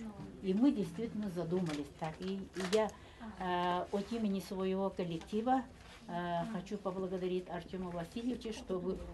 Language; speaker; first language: Russian; native; Russian